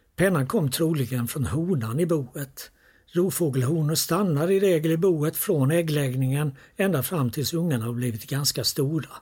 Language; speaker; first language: Swedish; native; Swedish